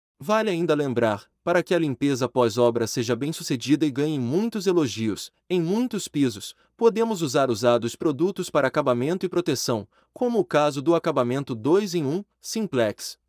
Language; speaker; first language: Portuguese; native; Portuguese